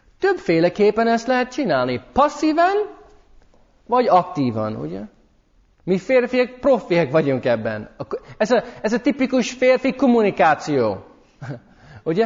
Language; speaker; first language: Hungarian; early bilingual, heritage; English